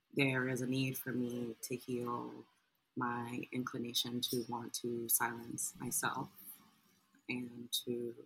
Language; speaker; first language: English; native; English